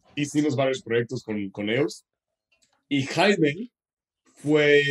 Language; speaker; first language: Spanish; non-native, fluent; English